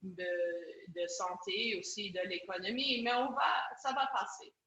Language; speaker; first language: French; non-native, local second language; English